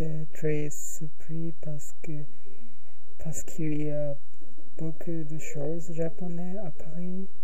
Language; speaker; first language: French; non-native, learner; Japanese